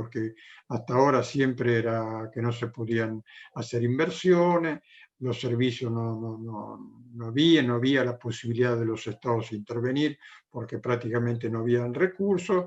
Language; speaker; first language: Spanish; non-native, fluent; Italian